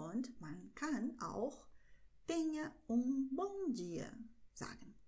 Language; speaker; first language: German; non-native, fluent; Portuguese